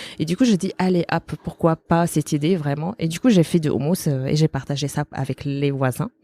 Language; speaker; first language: French; non-native, fluent; Arabic